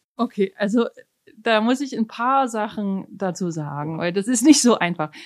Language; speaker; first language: German; native; German